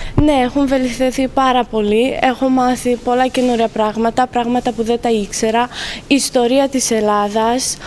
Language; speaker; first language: Greek; non-native, fluent; Romanian